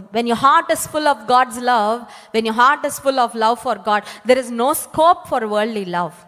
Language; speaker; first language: English; non-native, local second language; Telugu